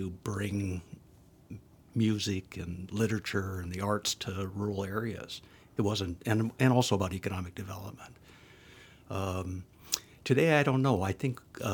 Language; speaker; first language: English; native; English